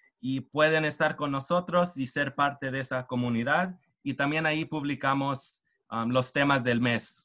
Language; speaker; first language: Spanish; early bilingual, heritage; Spanish